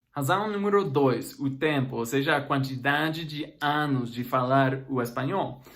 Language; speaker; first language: Portuguese; non-native, fluent; English